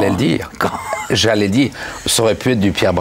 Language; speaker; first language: French; native; French